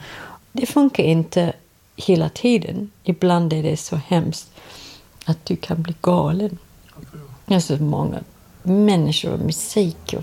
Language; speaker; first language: Swedish; non-native, fluent; English